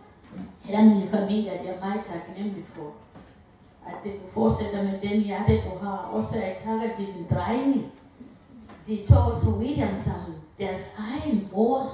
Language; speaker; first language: Danish; non-native, learner; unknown